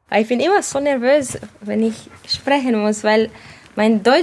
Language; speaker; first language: German; non-native, fluent; Romanian